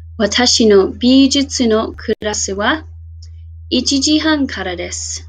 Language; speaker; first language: Japanese; non-native, fluent; English